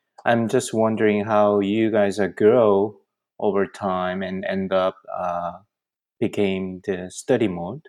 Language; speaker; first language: English; non-native, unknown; Korean